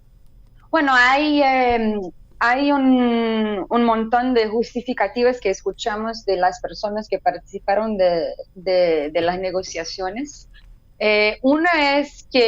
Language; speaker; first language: Spanish; non-native, fluent; Portuguese